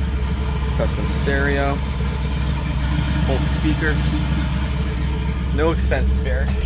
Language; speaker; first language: English; native; English